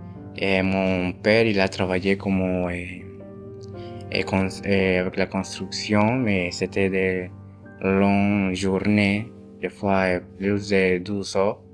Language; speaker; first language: French; non-native, fluent; Spanish